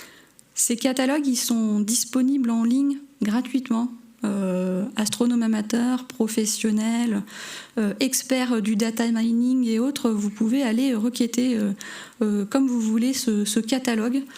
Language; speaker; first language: French; native; French